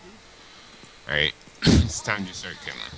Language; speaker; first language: English; native; English